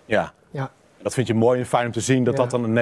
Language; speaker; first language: Dutch; native; Dutch